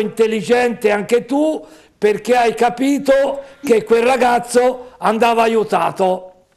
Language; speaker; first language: Italian; native; Italian